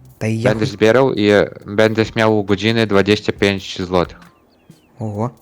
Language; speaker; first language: Polish; non-native, learner; Ukrainian